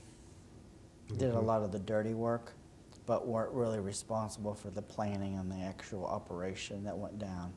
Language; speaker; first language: English; native; English